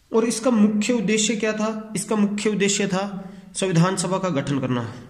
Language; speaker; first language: Hindi; non-native, local second language; Punjabi